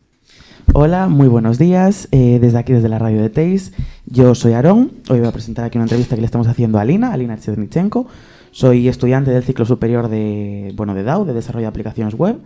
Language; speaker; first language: Spanish; native; Spanish